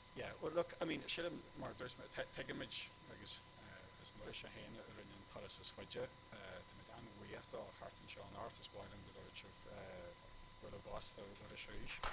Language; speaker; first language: Irish; native; Irish